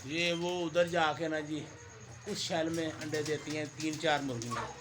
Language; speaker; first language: Urdu; non-native, local second language; Punjabi